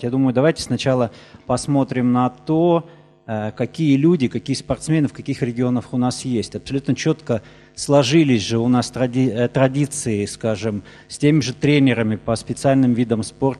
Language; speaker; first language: Russian; native; Russian